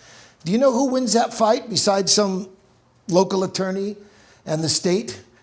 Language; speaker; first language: English; native; English